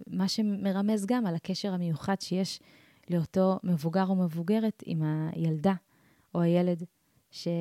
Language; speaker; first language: Hebrew; early bilingual, other home language; Amharic